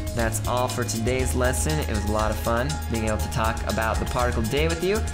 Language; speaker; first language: English; native; English